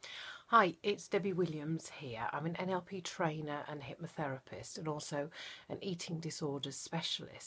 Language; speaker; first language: English; native; English